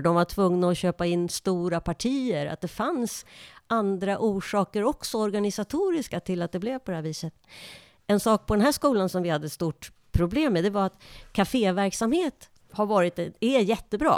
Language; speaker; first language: Swedish; native; Swedish